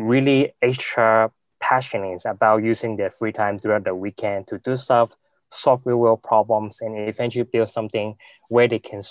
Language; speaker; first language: English; non-native, local second language; Cantonese